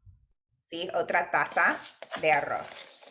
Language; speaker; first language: Spanish; non-native, fluent; English